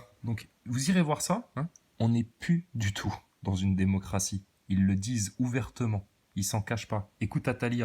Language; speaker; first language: French; native; French